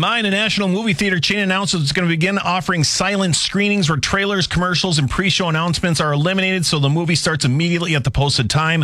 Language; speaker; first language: English; native; English